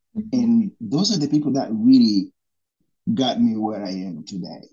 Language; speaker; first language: English; non-native, local second language; Rundi